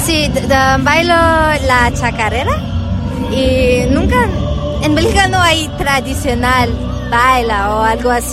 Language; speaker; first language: Spanish; non-native, learner; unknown